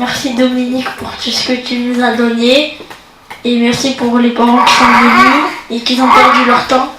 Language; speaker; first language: French; native; French